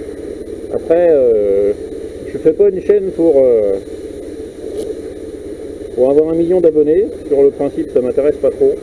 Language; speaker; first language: French; native; French